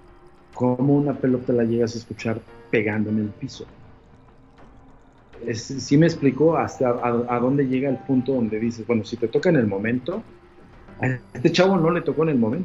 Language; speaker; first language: Spanish; native; Spanish